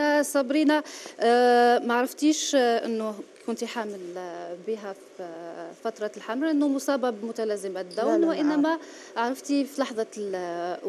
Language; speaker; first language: Arabic; native; Arabic